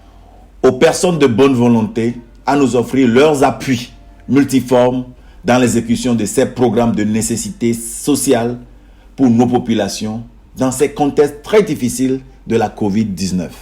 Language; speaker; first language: French; native; French